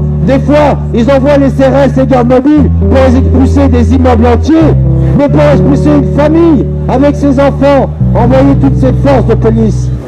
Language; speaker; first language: French; native; French